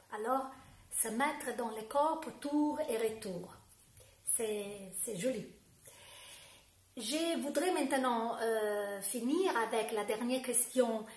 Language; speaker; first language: French; non-native, fluent; Italian